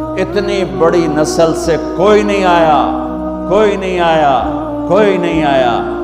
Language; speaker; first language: Urdu; non-native, local second language; Punjabi